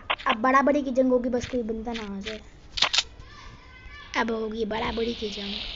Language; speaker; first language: Hindi; native; Hindi